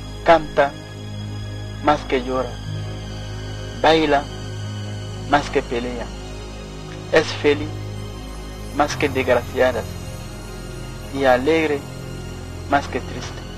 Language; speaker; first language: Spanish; non-native, fluent; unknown